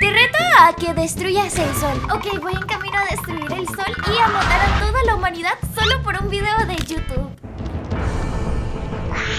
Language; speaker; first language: Spanish; native; Spanish